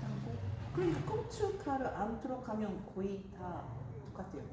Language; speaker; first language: Korean; non-native, fluent; Japanese